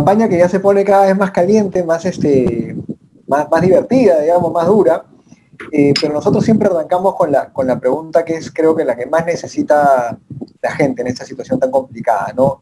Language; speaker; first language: Spanish; native; Spanish